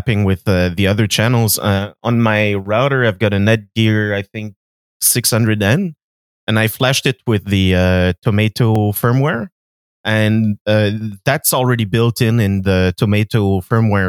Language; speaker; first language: English; non-native, fluent; French